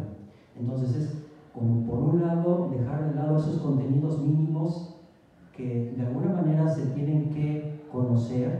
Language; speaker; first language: Spanish; native; Spanish